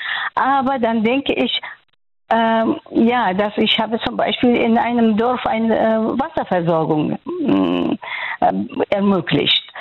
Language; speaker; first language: German; non-native, fluent; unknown